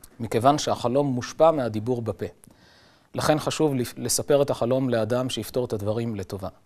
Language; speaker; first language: Hebrew; native; Hebrew